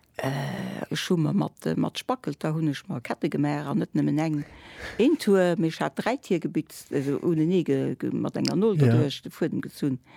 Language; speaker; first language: Luxembourgish; early bilingual, other home language; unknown